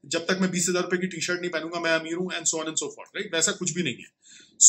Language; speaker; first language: Hindi; native; Hindi